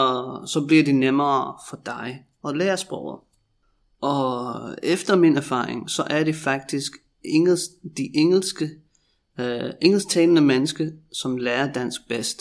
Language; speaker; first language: Danish; non-native, fluent; English